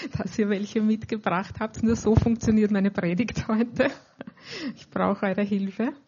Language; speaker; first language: German; native; German